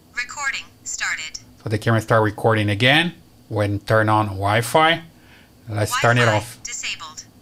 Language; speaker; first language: English; non-native, fluent; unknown